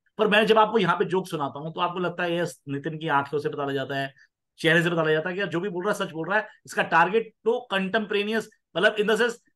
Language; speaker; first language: Hindi; non-native, local second language; Punjabi